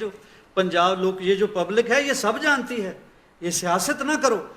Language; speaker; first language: Hindi; non-native, local second language; Punjabi